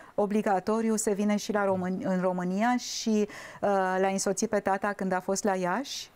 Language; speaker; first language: Romanian; native; Romanian